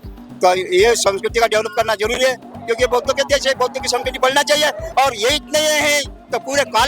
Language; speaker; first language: Hindi; native; Hindi